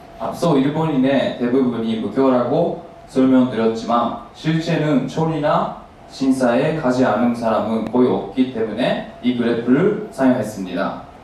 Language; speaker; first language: Korean; non-native, learner; Japanese